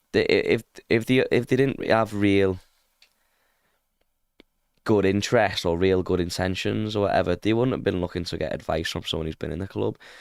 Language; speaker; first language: English; native; English